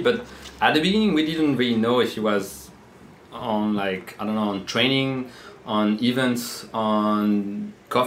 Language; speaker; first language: English; non-native, fluent; French